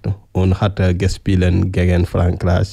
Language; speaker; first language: German; non-native, learner; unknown